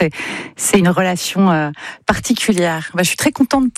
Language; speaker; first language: French; native; French